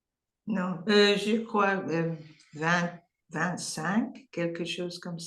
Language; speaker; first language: French; non-native, learner; English